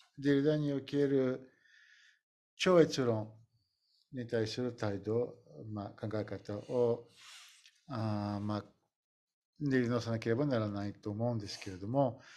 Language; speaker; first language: Japanese; non-native, fluent; Bulgarian